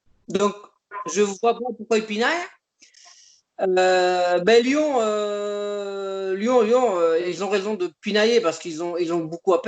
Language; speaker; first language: French; native; French